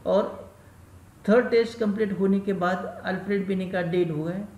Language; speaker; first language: Hindi; non-native, local second language; Marathi